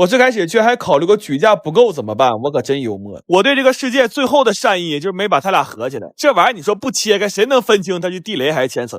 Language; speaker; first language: Chinese; native; Chinese